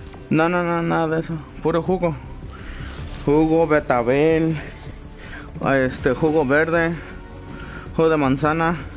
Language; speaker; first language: Spanish; early bilingual, heritage; Spanish